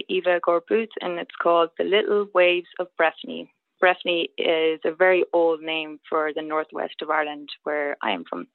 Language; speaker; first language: English; native; English